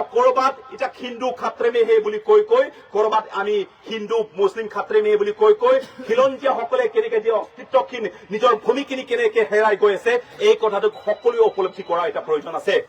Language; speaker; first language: Assamese; non-native, local second language; Karbi